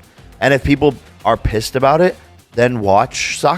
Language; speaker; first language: English; native; English